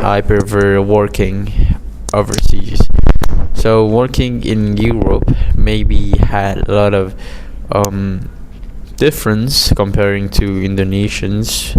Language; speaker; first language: English; non-native, fluent; Indonesian